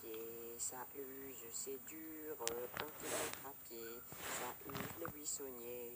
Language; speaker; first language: French; native; French